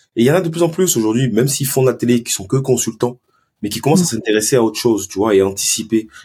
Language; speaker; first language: French; early bilingual, other home language; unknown